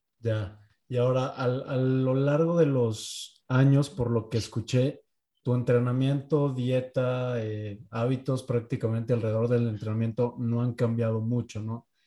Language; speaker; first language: Spanish; native; Spanish